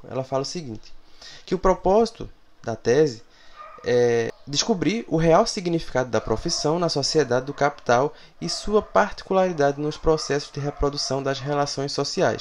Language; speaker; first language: Portuguese; native; Portuguese